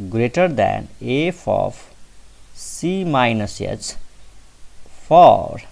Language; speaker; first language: English; non-native, local second language; Nepali